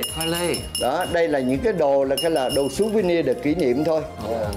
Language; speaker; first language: Vietnamese; native; Vietnamese